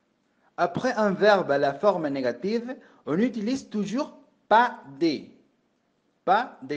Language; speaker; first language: French; non-native, fluent; Spanish